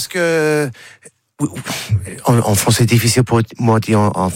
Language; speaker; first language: French; non-native, learner; English